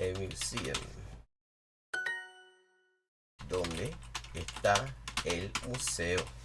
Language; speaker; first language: Spanish; non-native, learner; English